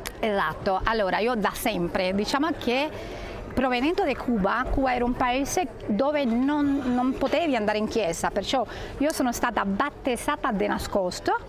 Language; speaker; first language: Italian; non-native, fluent; Spanish